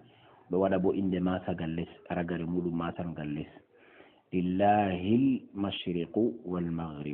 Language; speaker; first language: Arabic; non-native, fluent; Fula